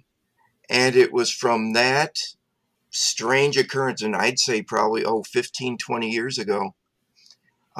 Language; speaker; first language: English; native; English